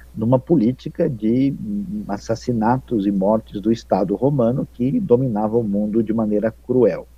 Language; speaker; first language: Portuguese; non-native, fluent; Ukrainian